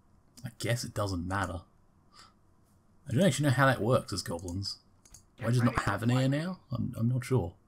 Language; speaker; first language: English; native; English